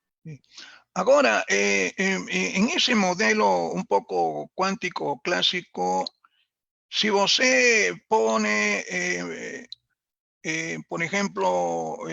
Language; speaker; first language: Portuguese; non-native, learner; Spanish